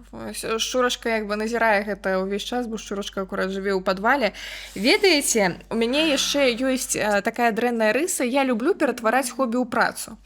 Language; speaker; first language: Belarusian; non-native, local second language; Russian